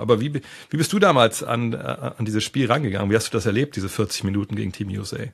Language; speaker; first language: German; native; German